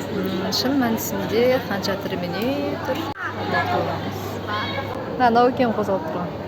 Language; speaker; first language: Kazakh; native; Kazakh